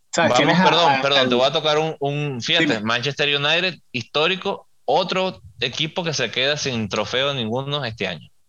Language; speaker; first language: Spanish; native; Spanish